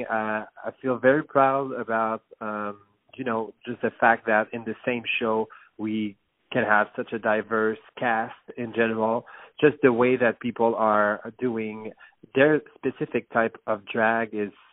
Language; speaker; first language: English; non-native, fluent; French